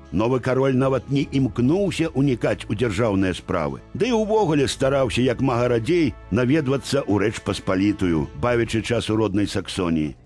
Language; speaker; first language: Belarusian; native; Belarusian